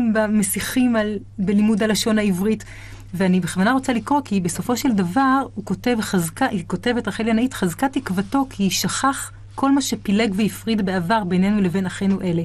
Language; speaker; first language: Hebrew; native; Hebrew